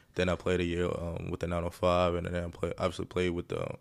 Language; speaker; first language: English; early bilingual, other home language; Greek